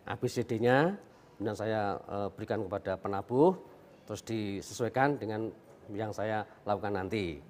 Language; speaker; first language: Indonesian; non-native, local second language; Javanese